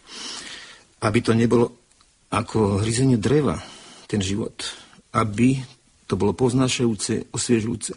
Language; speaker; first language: Slovak; native; Slovak